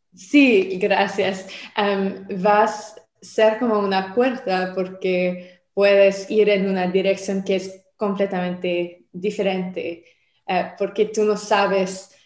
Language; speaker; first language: Spanish; non-native, learner; French